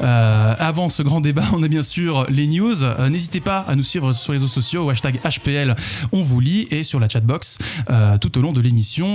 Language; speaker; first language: French; native; French